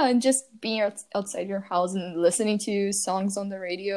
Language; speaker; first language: English; non-native, fluent; Portuguese